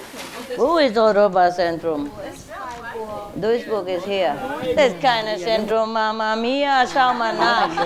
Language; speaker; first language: German; non-native, learner; Vietnamese